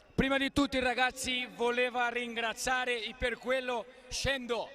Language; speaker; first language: Italian; non-native, fluent; Portuguese